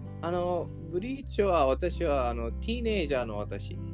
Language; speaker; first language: Japanese; non-native, learner; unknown